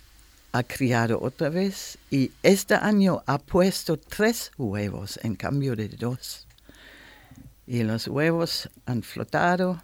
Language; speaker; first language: Spanish; non-native, learner; German